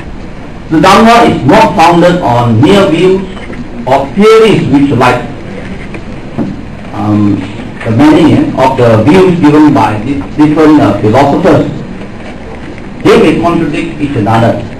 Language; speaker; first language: English; non-native, local second language; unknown